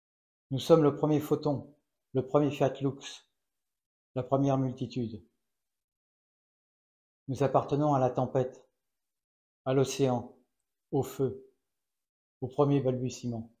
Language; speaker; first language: French; native; French